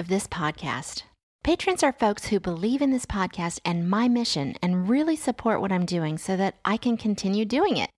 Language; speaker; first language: English; native; English